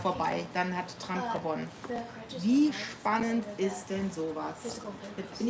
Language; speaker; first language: German; native; German